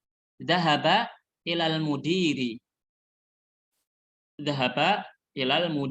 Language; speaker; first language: Arabic; non-native, fluent; Indonesian